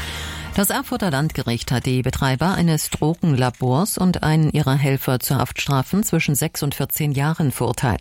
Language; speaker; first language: German; native; German